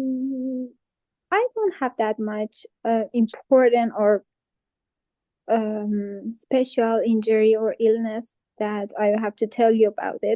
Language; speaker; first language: English; non-native, fluent; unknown